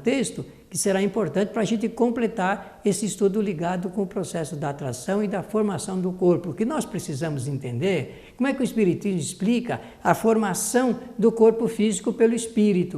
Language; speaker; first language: Portuguese; native; Portuguese